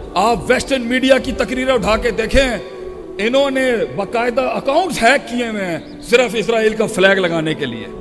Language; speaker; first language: Urdu; native; Urdu